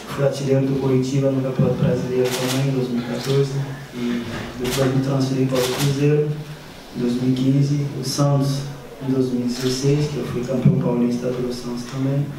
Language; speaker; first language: Portuguese; non-native, fluent; French